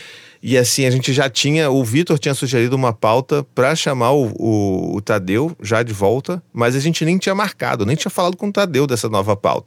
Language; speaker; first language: Portuguese; native; Portuguese